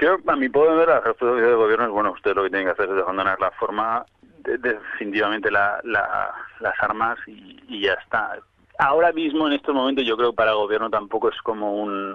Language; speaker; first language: Spanish; native; Spanish